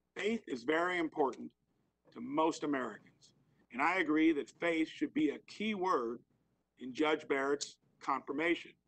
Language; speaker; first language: English; native; English